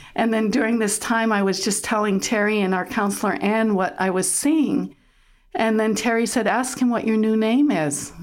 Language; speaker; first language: English; early bilingual, other home language; German